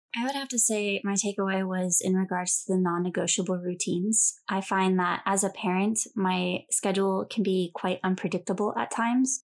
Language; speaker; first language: English; native; English